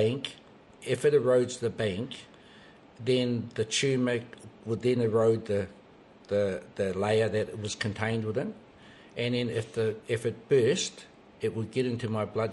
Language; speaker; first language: English; native; English